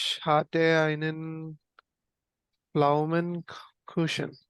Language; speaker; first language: German; non-native, learner; Malayalam